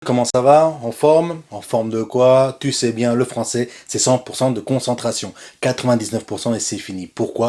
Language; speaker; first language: French; non-native, fluent; Spanish